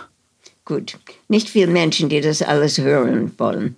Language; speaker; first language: German; early bilingual, heritage; German